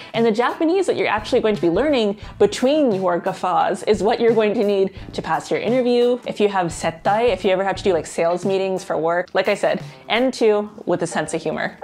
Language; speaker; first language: English; native; English